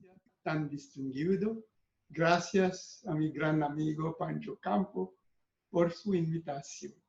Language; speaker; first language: Spanish; non-native, learner; Sinhala